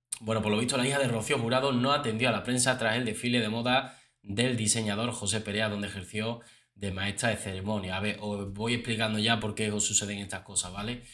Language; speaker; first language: Spanish; native; Spanish